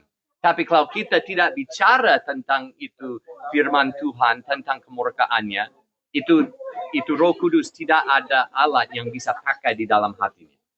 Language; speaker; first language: Indonesian; non-native, fluent; English